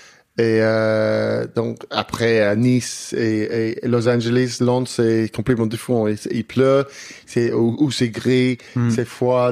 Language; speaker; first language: French; non-native, fluent; English